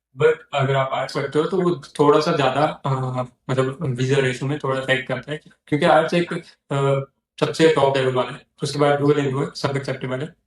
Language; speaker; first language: Urdu; non-native, local second language; Northern Hindko